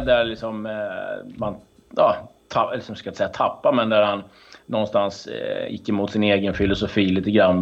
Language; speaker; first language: Swedish; native; Swedish